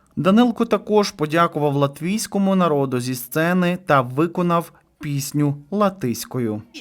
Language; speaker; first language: Ukrainian; native; Ukrainian